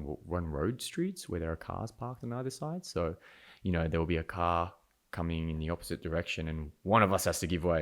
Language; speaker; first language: English; native; English